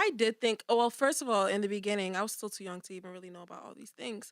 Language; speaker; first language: English; native; English